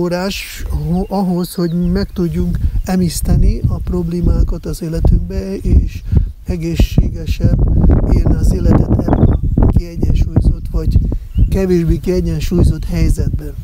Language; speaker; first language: Hungarian; non-native, fluent; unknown